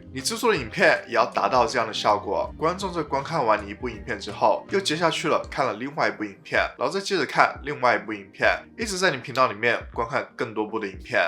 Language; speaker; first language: Chinese; native; Chinese